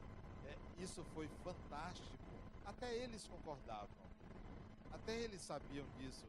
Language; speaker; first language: Portuguese; native; Portuguese